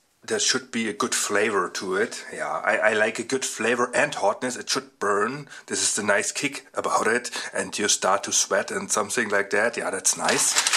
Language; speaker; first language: English; non-native, fluent; German